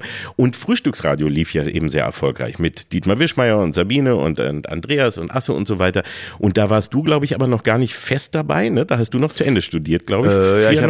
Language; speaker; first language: German; native; German